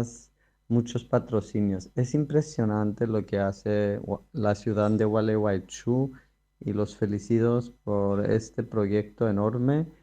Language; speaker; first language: Spanish; non-native, fluent; Greek